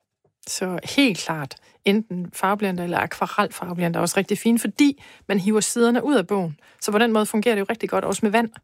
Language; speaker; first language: Danish; native; Danish